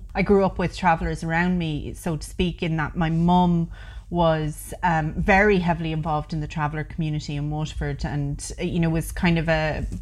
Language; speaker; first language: English; native; English